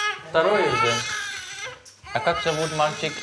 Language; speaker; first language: Russian; non-native, fluent; Dutch